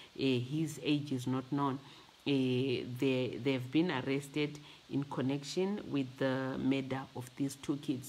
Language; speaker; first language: English; non-native, local second language; Shona